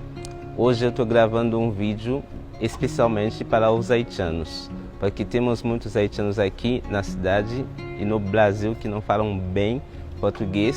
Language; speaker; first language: Portuguese; non-native, fluent; Haitian Creole